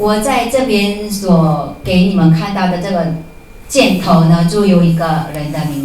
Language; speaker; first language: Chinese; native; Chinese